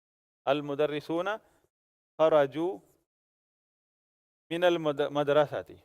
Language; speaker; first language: Arabic; non-native, fluent; Urdu